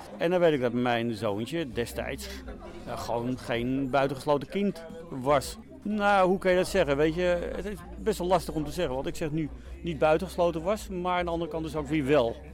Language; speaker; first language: Dutch; native; Dutch